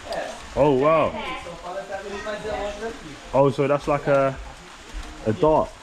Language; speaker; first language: English; native; English